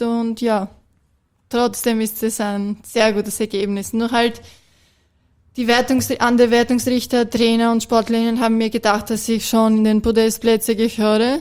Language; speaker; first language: German; non-native, fluent; Greek